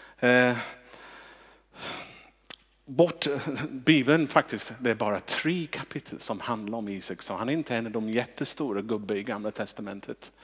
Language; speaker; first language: Swedish; non-native, fluent; English